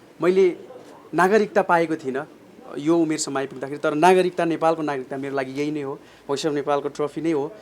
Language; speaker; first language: Nepali; native; Nepali